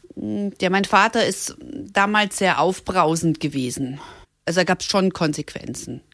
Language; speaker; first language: German; native; German